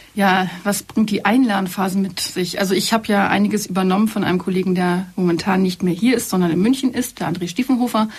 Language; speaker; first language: German; native; German